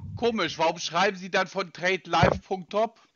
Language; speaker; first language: German; native; German